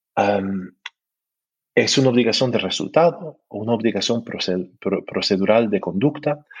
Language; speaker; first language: Spanish; non-native, fluent; English